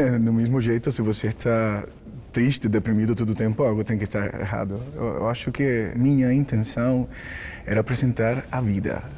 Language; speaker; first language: Portuguese; non-native, fluent; Spanish